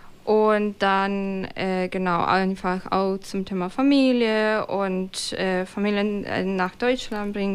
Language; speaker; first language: German; non-native, fluent; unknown